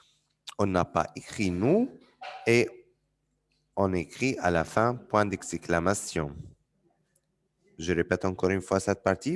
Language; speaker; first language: French; non-native, fluent; Arabic